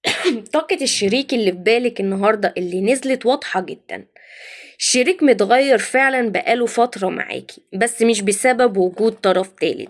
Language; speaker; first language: Arabic; native; Arabic